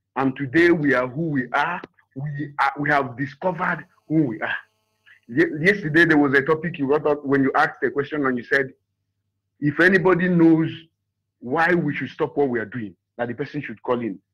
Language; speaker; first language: English; non-native, local second language; Igbo